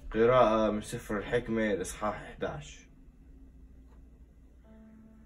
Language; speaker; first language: Arabic; native; Arabic